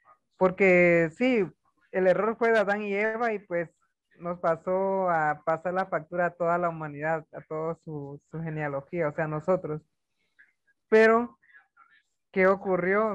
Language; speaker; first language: Spanish; native; Spanish